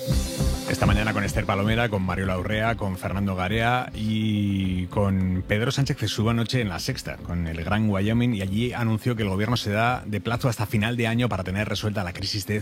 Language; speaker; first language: Spanish; native; Spanish